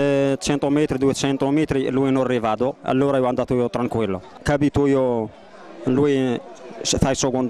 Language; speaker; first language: Italian; non-native, learner; Arabic